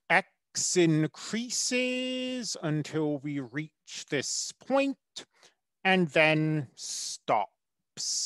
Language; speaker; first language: English; native; English